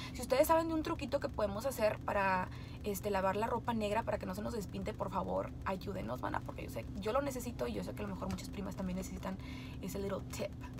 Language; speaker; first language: Spanish; early bilingual, heritage; Spanish